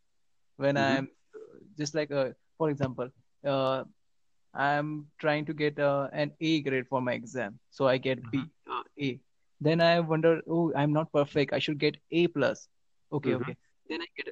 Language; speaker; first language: English; non-native, local second language; Marathi